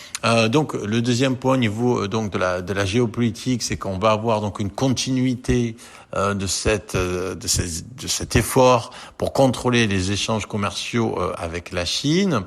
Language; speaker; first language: French; native; French